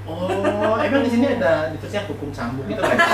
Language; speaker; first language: Indonesian; native; Indonesian